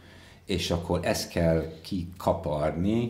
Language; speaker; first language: Hungarian; non-native, fluent; English